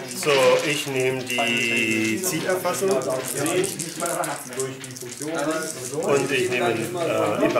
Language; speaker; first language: German; native; German